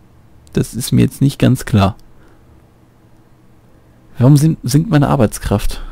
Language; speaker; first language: German; native; German